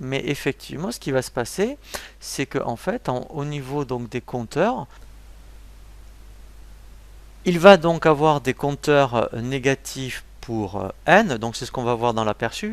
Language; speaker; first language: French; native; French